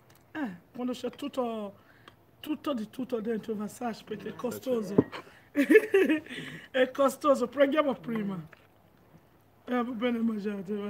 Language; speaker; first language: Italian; non-native, learner; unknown